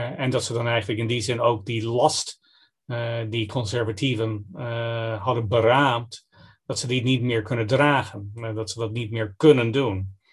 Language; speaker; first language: Dutch; non-native, fluent; English